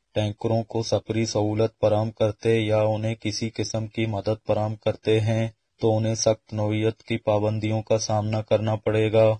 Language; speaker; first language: Urdu; non-native, local second language; Baluchi